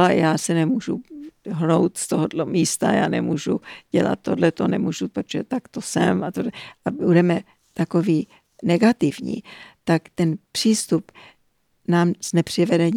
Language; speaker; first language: Czech; early bilingual, heritage; Czech